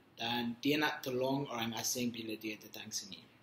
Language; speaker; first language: Malay; non-native, learner; English